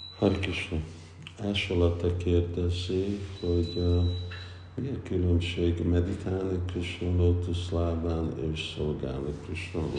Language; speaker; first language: Hungarian; early bilingual, heritage; Hungarian